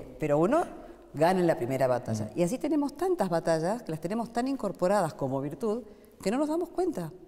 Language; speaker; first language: Spanish; native; Spanish